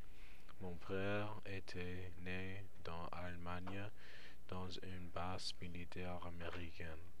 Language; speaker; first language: French; non-native, learner; English